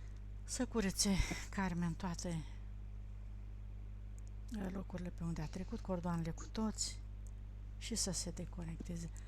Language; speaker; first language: Romanian; native; Romanian